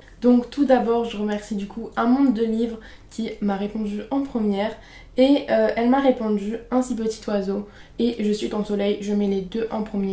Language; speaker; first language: French; native; French